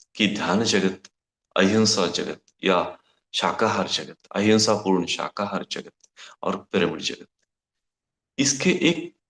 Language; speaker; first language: Hindi; non-native, local second language; Kannada